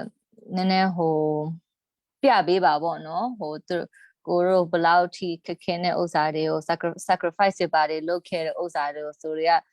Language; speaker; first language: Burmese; non-native, local second language; Hakha Chin